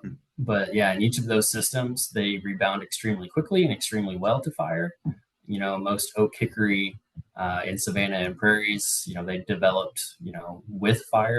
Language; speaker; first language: English; native; English